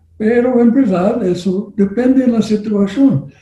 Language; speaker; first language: Spanish; non-native, learner; English